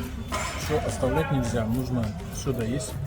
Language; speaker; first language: Russian; native; Russian